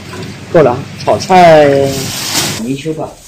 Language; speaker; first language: Chinese; native; Chinese